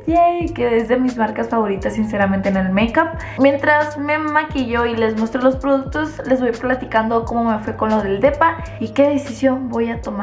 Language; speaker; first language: Spanish; native; Spanish